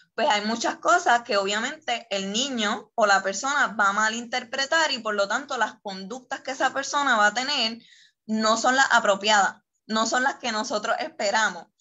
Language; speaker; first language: Spanish; native; Spanish